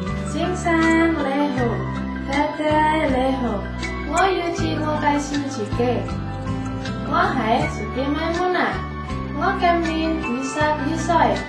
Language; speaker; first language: Chinese; non-native, learner; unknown